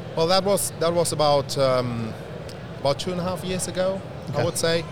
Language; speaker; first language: English; non-native, fluent; German